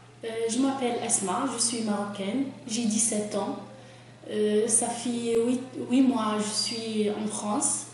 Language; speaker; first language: French; non-native, learner; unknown